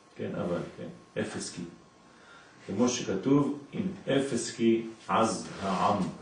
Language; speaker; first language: Hebrew; non-native, fluent; French